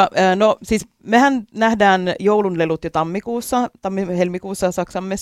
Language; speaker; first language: Finnish; native; Finnish